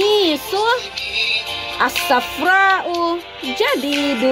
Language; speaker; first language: Arabic; non-native, fluent; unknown